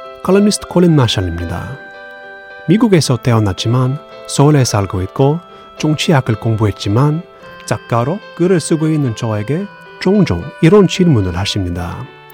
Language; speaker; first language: Korean; non-native, fluent; English